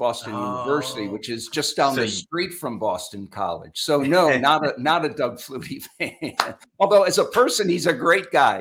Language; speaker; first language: English; native; English